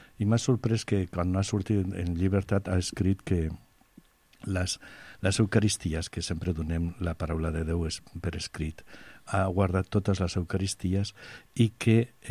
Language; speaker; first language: Catalan; non-native, local second language; Spanish